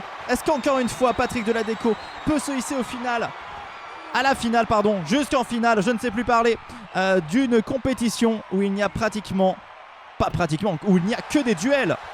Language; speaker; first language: French; native; French